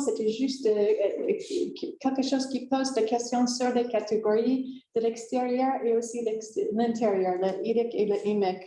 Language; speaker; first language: French; non-native, fluent; English